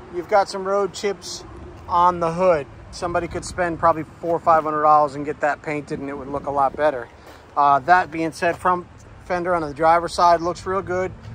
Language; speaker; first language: English; native; English